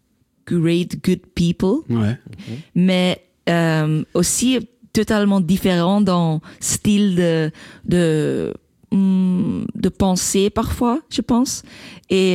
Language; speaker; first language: French; non-native, local second language; Dutch